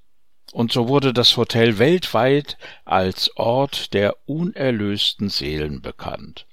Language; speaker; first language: German; native; German